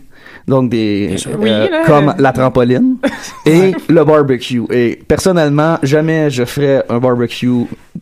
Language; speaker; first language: French; native; French